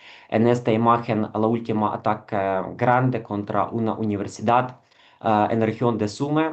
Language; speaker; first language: Spanish; non-native, fluent; Ukrainian